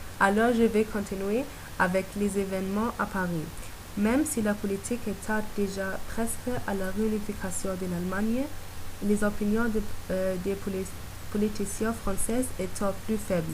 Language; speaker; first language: French; non-native, learner; German